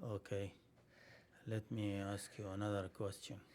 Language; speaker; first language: English; non-native, learner; Arabic